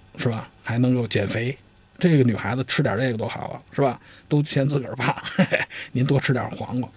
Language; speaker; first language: Chinese; native; Chinese